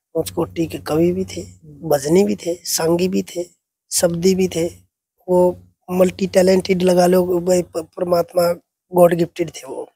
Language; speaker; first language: Hindi; native; Hindi